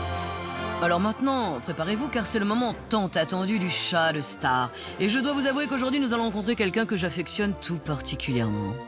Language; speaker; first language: French; native; French